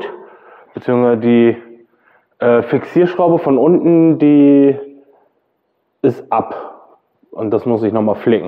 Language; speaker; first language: German; native; German